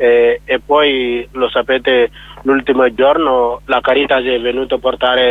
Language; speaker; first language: Italian; non-native, learner; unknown